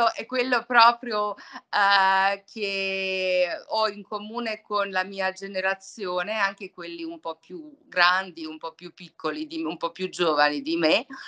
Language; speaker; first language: Italian; non-native, fluent; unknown